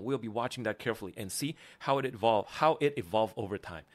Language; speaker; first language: English; non-native, fluent; Chinese